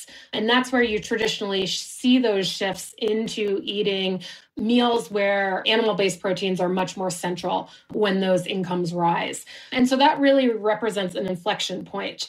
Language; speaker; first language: English; native; English